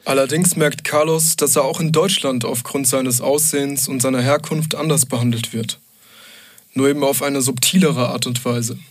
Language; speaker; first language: German; native; German